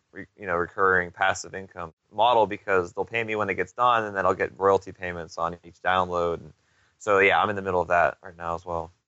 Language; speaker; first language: English; native; English